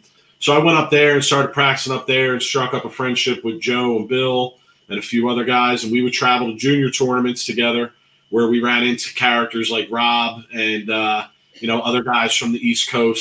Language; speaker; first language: English; native; English